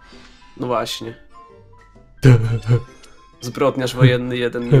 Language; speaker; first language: Polish; native; Polish